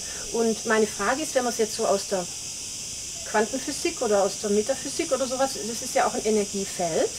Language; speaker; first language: German; native; German